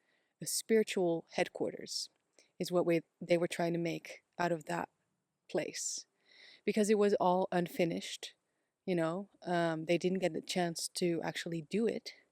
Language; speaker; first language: English; non-native, fluent; Dutch